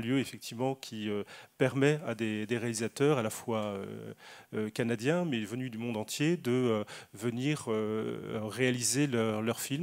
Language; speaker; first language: French; native; French